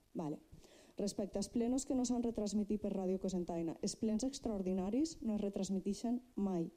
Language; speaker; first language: Catalan; non-native, local second language; Spanish